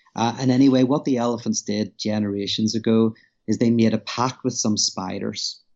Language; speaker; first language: English; native; English